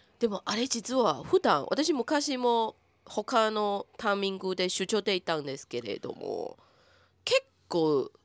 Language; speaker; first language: Japanese; non-native, fluent; Chinese